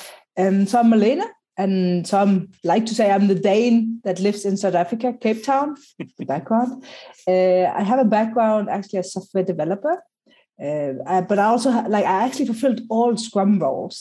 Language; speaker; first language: English; non-native, local second language; Danish